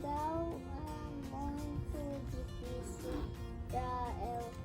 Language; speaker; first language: Portuguese; early bilingual, heritage; English